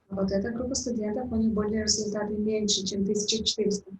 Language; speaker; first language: Russian; native; Russian